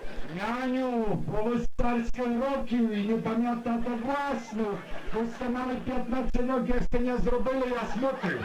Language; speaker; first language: Polish; non-native, local second language; Rusyn